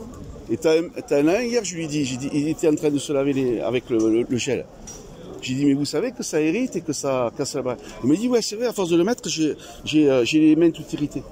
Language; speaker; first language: French; native; French